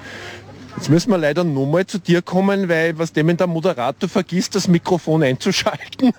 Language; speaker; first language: German; native; German